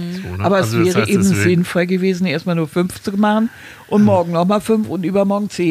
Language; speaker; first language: German; native; German